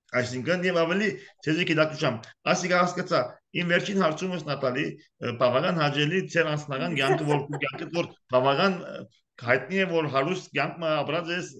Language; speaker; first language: Armenian; early bilingual, heritage; Armenian